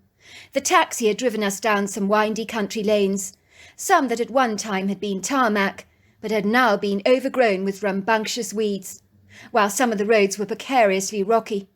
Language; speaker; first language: English; native; English